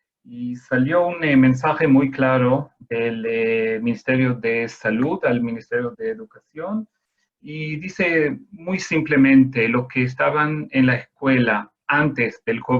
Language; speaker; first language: Spanish; non-native, fluent; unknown